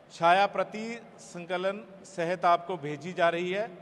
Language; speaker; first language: Hindi; non-native, local second language; Punjabi